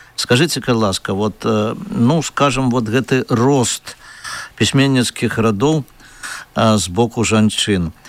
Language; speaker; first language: Belarusian; native; Belarusian